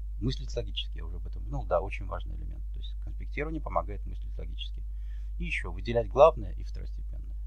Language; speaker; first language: Russian; native; Russian